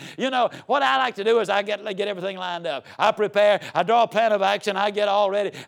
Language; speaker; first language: English; native; English